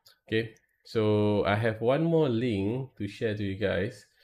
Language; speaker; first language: English; non-native, local second language; Malay